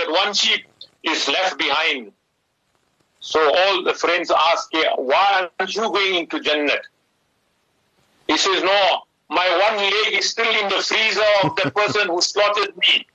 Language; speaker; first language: English; native; English